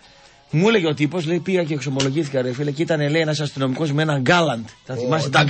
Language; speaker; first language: Greek; native; Greek